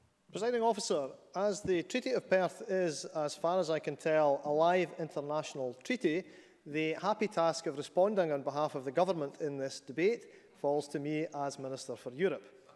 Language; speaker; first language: English; native; English